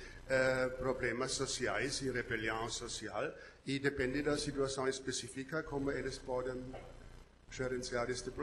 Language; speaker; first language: Portuguese; non-native, fluent; German